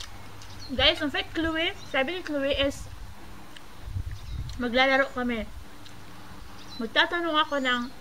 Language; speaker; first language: French; non-native, learner; Filipino